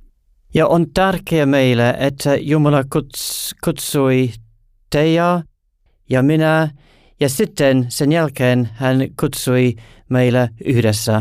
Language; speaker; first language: Finnish; non-native, learner; English